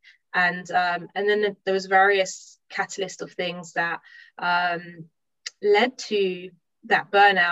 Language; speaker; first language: English; native; English